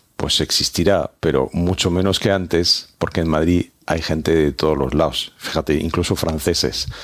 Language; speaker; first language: Spanish; non-native, fluent; French